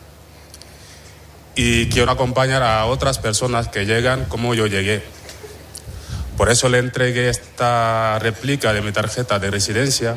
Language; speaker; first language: Spanish; non-native, fluent; Wolof